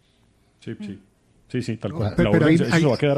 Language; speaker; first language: Spanish; native; Spanish